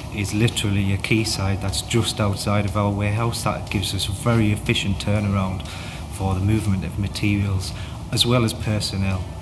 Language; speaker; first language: English; native; English